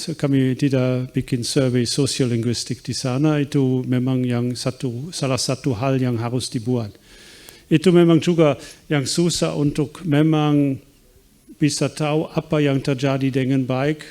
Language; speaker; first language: Indonesian; non-native, fluent; German